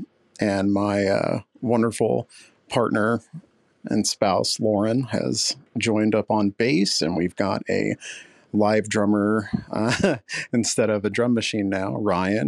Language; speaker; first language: English; native; English